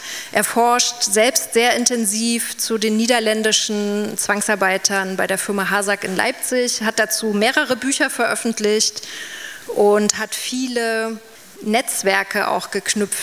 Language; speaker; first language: German; native; German